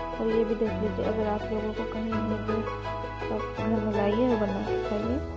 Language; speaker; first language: Hindi; non-native, local second language; Odia